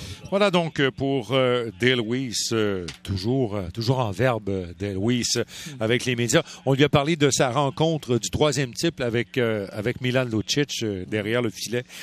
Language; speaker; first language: French; native; French